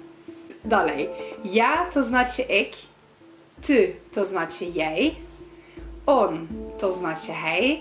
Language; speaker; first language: Polish; non-native, learner; Dutch